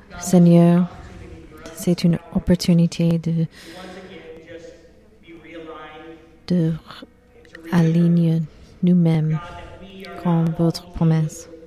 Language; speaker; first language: French; non-native, learner; English